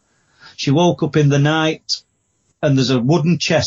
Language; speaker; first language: English; native; English